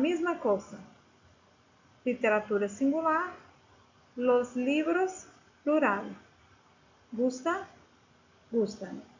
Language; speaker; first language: Spanish; non-native, fluent; Portuguese